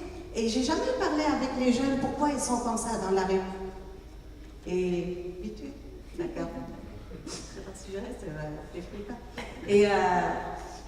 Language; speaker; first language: French; non-native, local second language; Arabic